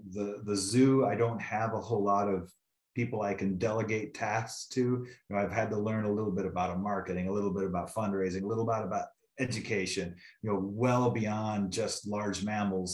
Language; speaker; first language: English; native; English